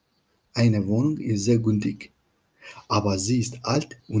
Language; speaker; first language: German; non-native, fluent; Turkish